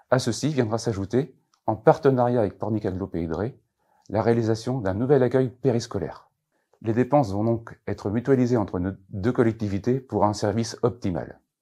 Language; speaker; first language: French; native; French